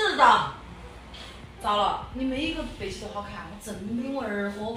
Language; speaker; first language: Chinese; native; Chinese